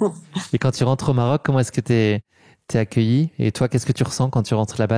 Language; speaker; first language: French; native; French